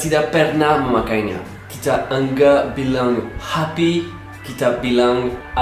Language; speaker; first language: Indonesian; non-native, learner; French